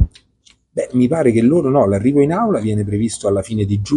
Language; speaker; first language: Italian; native; Italian